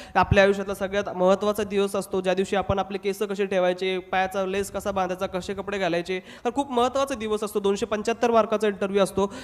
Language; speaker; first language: Marathi; non-native, local second language; Hindi